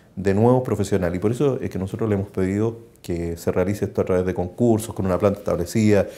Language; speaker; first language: Spanish; native; Spanish